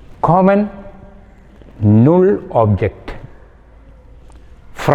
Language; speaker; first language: German; non-native, fluent; Malayalam